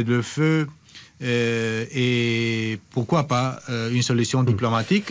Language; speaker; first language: French; non-native, fluent; Romanian